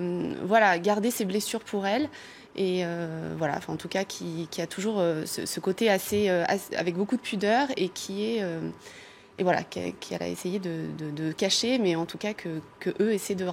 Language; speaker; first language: French; native; French